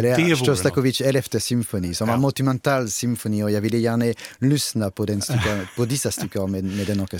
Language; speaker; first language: Swedish; non-native, fluent; French